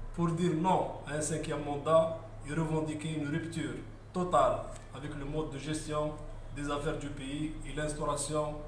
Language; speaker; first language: French; non-native, local second language; Arabic